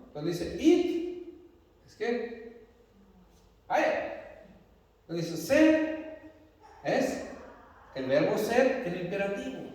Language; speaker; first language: Spanish; non-native, fluent; Portuguese